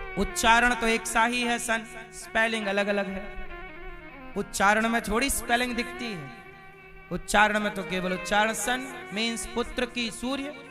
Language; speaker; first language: Hindi; native; Hindi